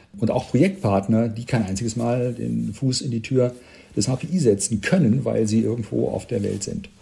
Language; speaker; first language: German; native; German